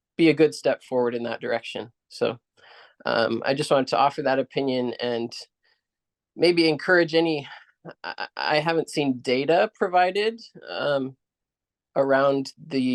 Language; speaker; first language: English; native; English